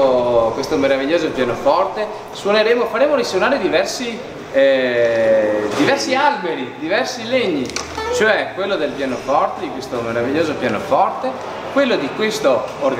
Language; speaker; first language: Italian; native; Italian